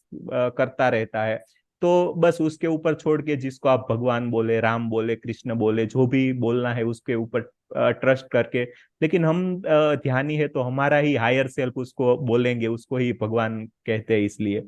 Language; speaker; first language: Hindi; native; Hindi